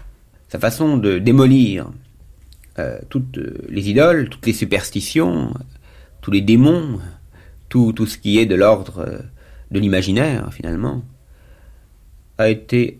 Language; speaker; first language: French; native; French